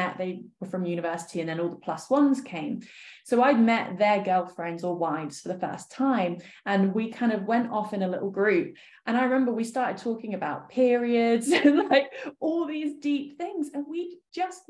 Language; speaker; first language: English; native; English